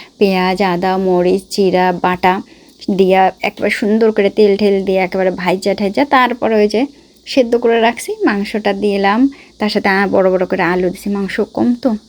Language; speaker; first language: Bangla; native; Bangla